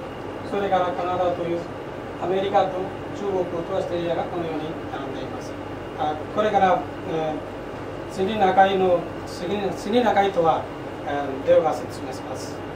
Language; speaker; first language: Japanese; non-native, learner; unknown